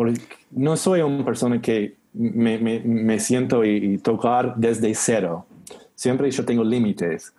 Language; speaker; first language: Spanish; non-native, learner; English